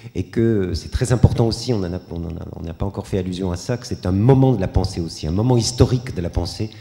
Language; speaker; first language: French; native; French